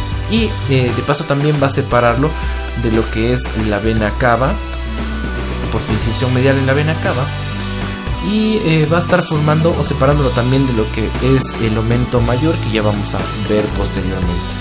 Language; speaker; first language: Spanish; native; Spanish